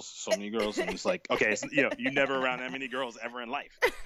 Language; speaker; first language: English; native; English